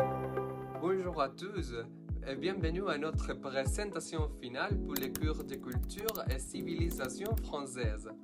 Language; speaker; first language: French; non-native, learner; Spanish